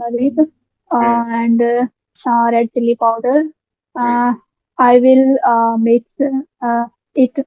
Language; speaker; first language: English; non-native, learner; Hindi